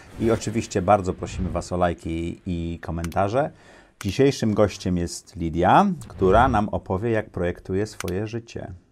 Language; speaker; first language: Polish; native; Polish